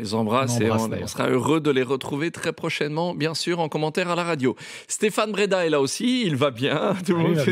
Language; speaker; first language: French; native; French